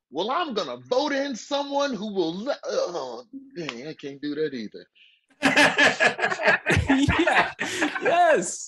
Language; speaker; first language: English; native; English